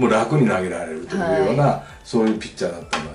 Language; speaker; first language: Japanese; native; Japanese